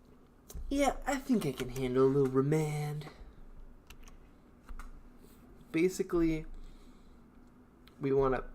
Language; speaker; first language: English; native; English